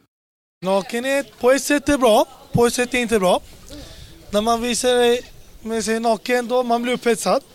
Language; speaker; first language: Swedish; non-native, learner; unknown